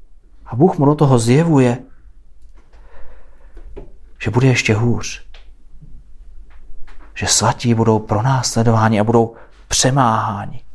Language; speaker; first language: Czech; native; Czech